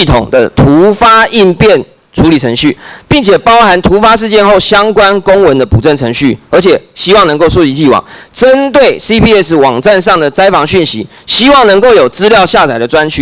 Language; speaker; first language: Chinese; native; Chinese